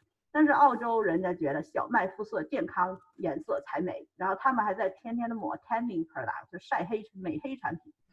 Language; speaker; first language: Chinese; native; Chinese